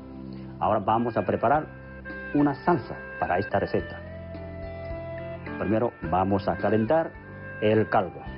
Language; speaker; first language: Spanish; non-native, fluent; Chinese